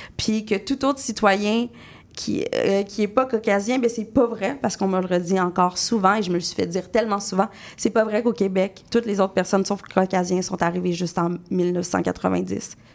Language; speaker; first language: French; native; French